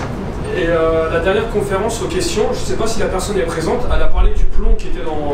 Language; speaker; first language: French; native; French